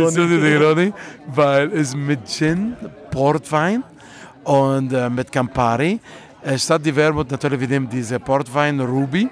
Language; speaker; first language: German; non-native, fluent; Italian